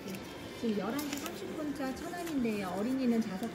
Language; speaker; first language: Korean; native; Korean